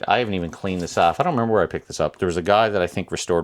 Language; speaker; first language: English; native; English